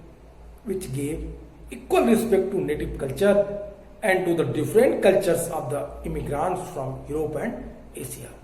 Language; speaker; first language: English; non-native, local second language; Hindi